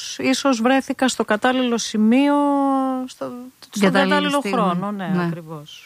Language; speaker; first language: Greek; native; Greek